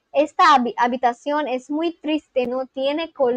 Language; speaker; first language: Spanish; non-native, learner; Bangla